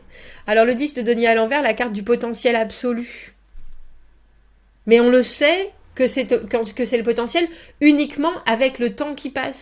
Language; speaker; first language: French; native; French